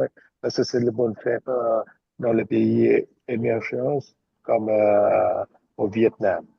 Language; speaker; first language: French; non-native, fluent; Vietnamese